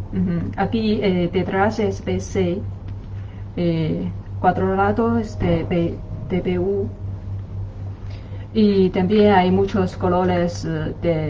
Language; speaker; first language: Spanish; non-native, learner; Chinese